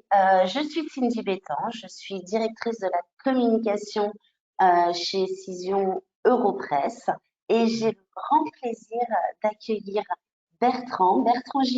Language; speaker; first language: French; native; French